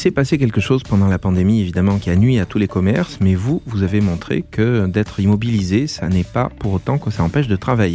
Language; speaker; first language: French; native; French